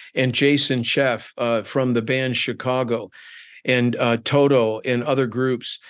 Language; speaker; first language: English; native; English